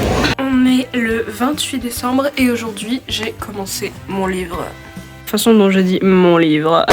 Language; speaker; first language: French; native; French